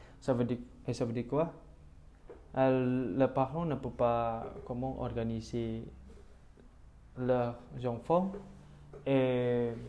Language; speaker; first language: French; non-native, learner; Indonesian